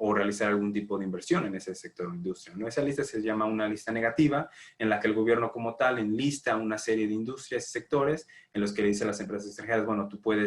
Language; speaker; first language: Spanish; native; Spanish